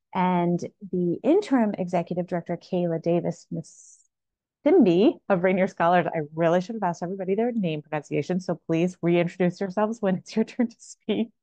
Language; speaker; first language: English; native; English